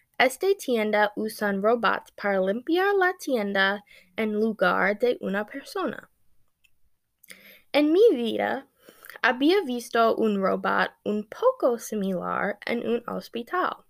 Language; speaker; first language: Spanish; non-native, learner; English